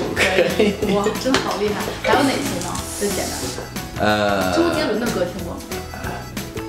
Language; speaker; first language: Chinese; native; Chinese